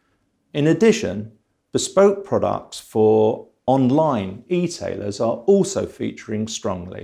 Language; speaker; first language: English; native; English